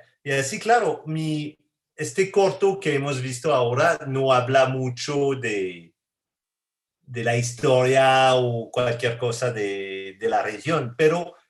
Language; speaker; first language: Spanish; non-native, fluent; French